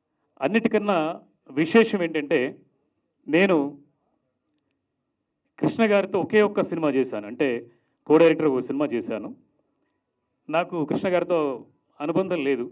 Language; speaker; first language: Telugu; native; Telugu